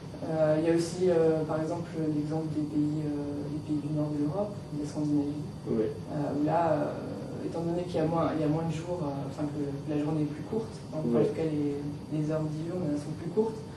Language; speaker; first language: French; native; French